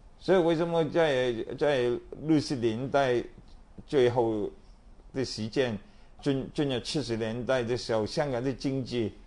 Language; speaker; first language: Chinese; non-native, local second language; Cantonese